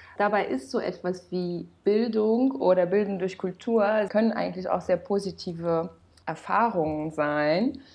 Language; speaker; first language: German; non-native, fluent; Romanian